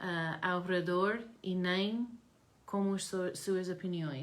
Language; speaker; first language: Portuguese; non-native, learner; English